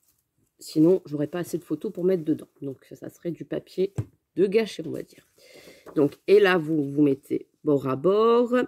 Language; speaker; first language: French; native; French